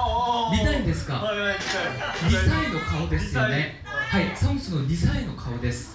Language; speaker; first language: Japanese; non-native, learner; Korean